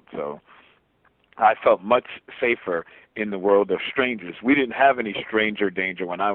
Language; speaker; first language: English; native; English